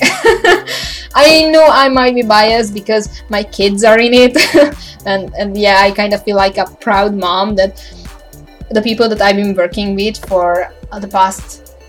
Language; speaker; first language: English; non-native, fluent; Hungarian